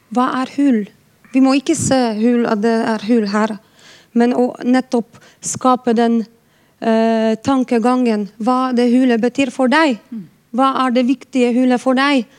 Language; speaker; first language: Norwegian; non-native, fluent; Polish